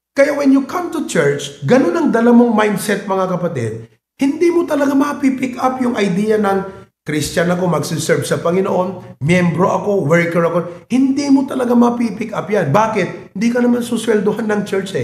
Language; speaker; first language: Filipino; non-native, local second language; Iloko